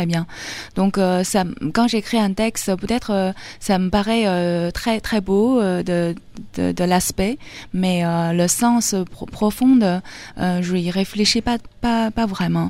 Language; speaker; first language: French; non-native, fluent; Chinese